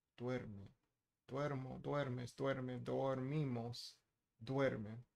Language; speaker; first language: Spanish; non-native, learner; English